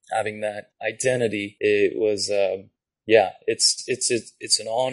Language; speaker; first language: English; non-native, fluent; Japanese